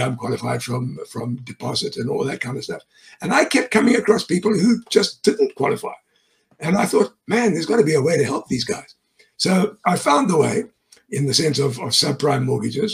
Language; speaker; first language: English; native; English